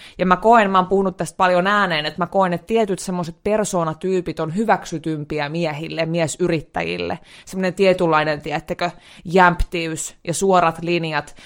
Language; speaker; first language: Finnish; native; Finnish